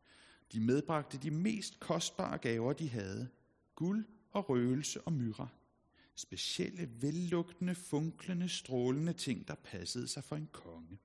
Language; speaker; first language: Danish; native; Danish